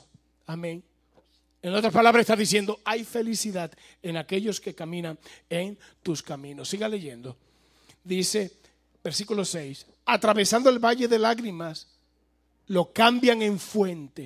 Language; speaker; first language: Spanish; native; Spanish